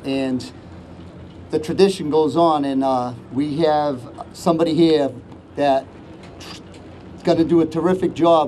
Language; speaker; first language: English; early bilingual, other home language; Portuguese